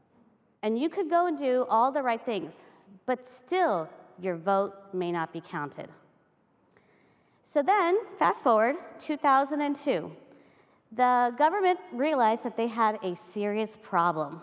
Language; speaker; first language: English; native; English